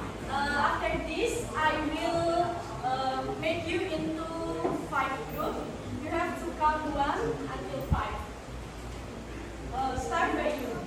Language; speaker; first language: English; non-native, learner; Indonesian